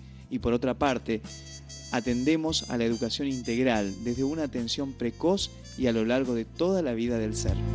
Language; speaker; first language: Spanish; native; Spanish